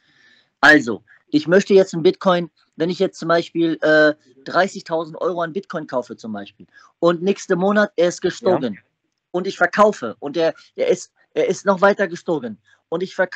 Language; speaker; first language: German; native; German